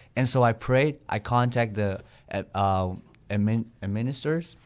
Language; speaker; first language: English; non-native, fluent; Burmese